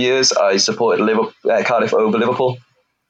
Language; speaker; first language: English; native; English